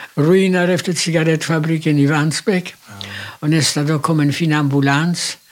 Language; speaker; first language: Swedish; non-native, fluent; Polish